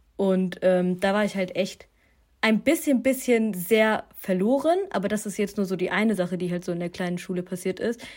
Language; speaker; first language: German; early bilingual, other home language; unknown